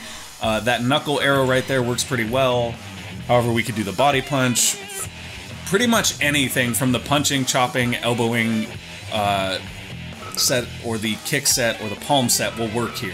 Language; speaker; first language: English; native; English